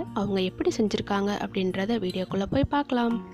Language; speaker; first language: Tamil; native; Tamil